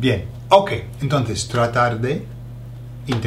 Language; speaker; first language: Spanish; non-native, fluent; English